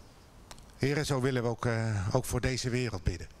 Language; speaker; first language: Dutch; native; Dutch